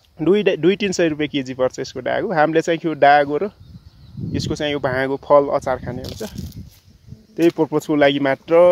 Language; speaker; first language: Nepali; non-native, local second language; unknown